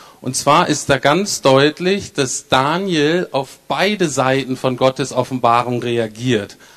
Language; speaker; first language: German; native; German